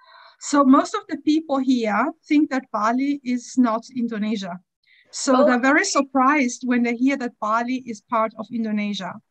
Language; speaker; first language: English; non-native, fluent; German